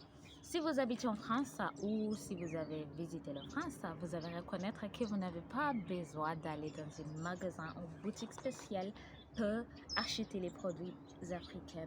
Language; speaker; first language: French; non-native, learner; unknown